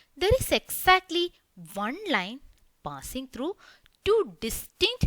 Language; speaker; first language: English; non-native, local second language; Malayalam